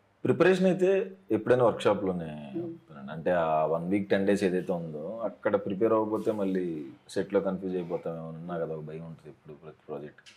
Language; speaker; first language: Telugu; native; Telugu